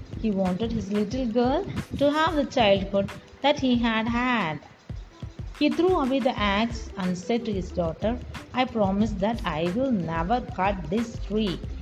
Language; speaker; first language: English; non-native, local second language; Tamil